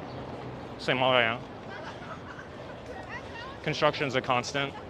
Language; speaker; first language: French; non-native, learner; English